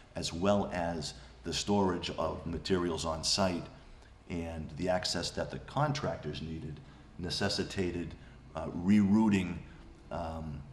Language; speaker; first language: English; native; English